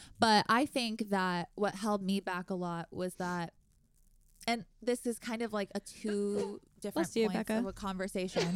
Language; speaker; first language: English; native; English